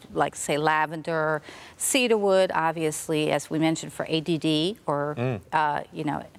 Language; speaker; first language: English; native; English